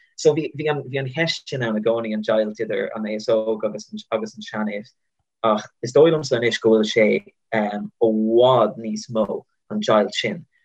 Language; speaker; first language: Irish; native; Irish